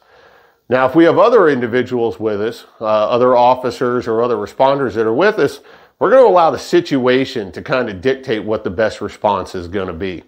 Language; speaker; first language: English; native; English